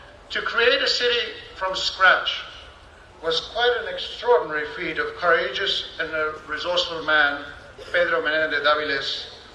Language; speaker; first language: English; non-native, fluent; Spanish